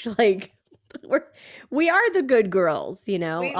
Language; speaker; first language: English; native; English